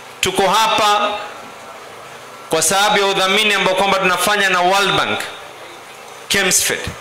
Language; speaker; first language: Swahili; native; Swahili